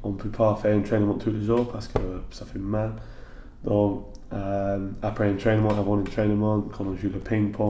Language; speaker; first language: French; non-native, learner; English